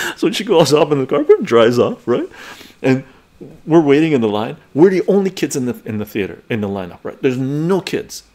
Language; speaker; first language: English; early bilingual, other home language; Persian